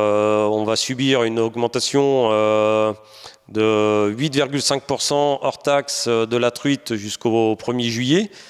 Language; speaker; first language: French; native; French